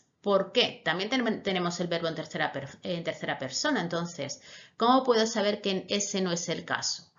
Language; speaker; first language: Spanish; native; Spanish